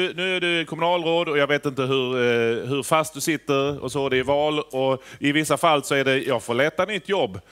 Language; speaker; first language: Swedish; native; Swedish